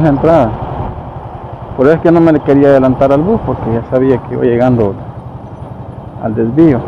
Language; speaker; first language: Spanish; native; Spanish